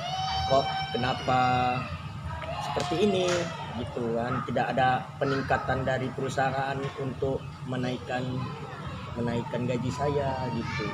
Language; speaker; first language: Indonesian; native; Indonesian